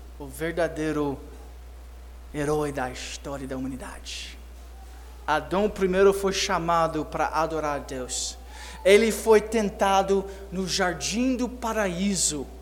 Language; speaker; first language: Portuguese; non-native, fluent; English